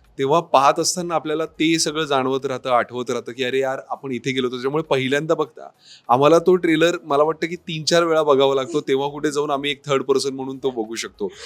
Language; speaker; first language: Marathi; native; Marathi